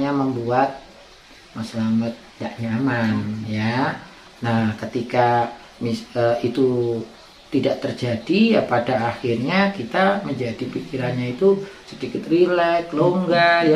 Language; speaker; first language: Indonesian; native; Indonesian